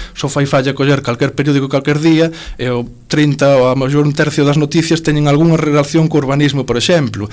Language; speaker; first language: Galician; non-native, local second language; Spanish